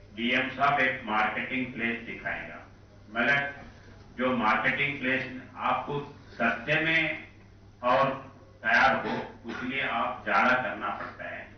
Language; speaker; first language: Hindi; non-native, local second language; Telugu